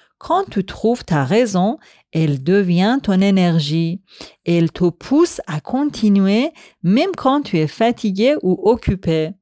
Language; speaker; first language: French; non-native, fluent; Persian